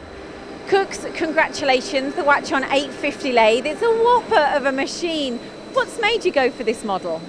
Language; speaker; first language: English; native; English